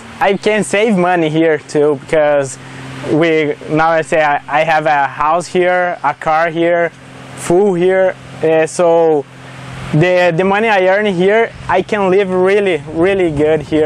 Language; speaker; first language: English; non-native, learner; Portuguese